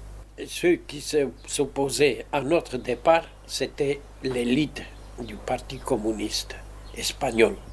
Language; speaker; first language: French; non-native, fluent; Spanish